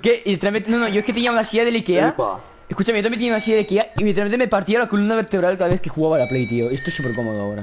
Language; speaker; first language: Spanish; native; Spanish